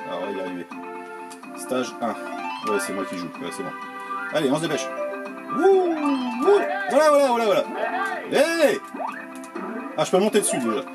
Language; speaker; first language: French; native; French